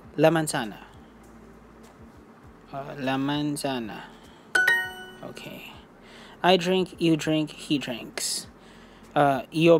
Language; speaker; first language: Spanish; non-native, learner; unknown